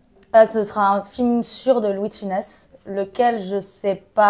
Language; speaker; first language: French; native; French